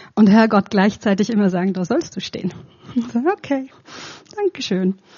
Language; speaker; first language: German; non-native, fluent; Romanian